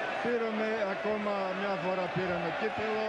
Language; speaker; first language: Greek; non-native, learner; Bulgarian